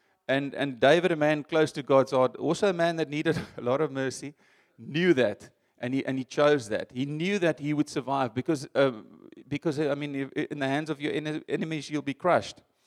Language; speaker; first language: English; non-native, local second language; Afrikaans